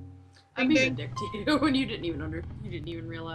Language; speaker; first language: English; native; English